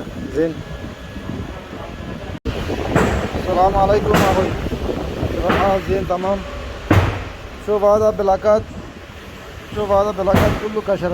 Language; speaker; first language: Arabic; non-native, learner; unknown